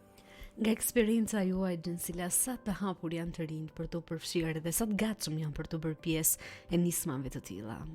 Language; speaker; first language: Albanian; native; Albanian